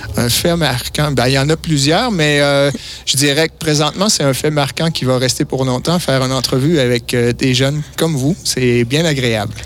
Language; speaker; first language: French; native; French